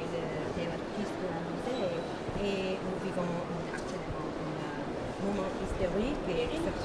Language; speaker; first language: French; non-native, learner; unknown